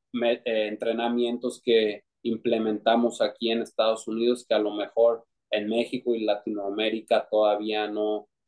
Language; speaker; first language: Spanish; native; Spanish